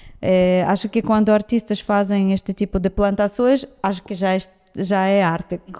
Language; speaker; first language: Portuguese; non-native, fluent; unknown